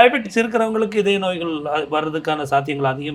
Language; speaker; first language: Tamil; native; Tamil